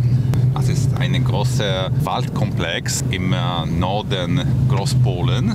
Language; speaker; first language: German; non-native, fluent; Polish